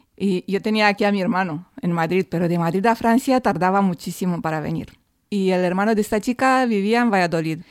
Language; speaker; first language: Spanish; non-native, fluent; Romanian